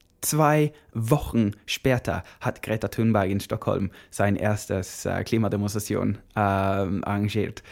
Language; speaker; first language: German; non-native, learner; Norwegian